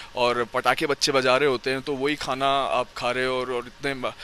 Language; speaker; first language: Hindi; native; Hindi